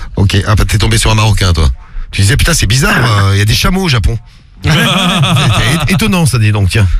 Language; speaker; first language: French; native; French